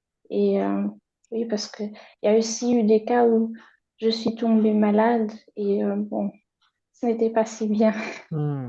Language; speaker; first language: French; non-native, fluent; German